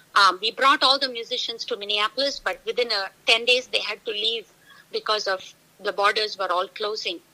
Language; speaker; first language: English; non-native, local second language; Tamil